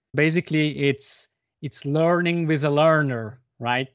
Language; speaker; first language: English; non-native, fluent; Swiss German